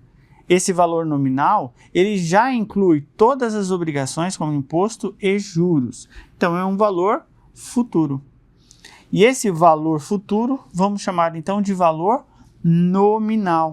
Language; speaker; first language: Portuguese; native; Portuguese